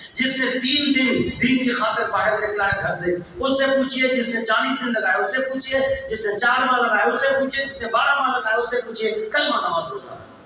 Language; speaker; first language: Urdu; non-native, local second language; Baluchi